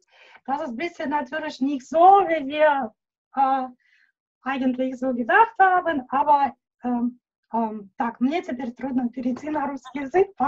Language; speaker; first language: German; non-native, learner; Russian